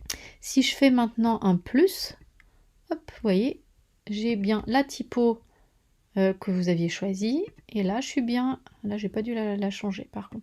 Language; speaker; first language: French; native; French